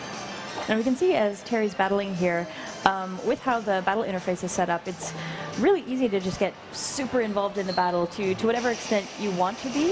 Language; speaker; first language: English; native; English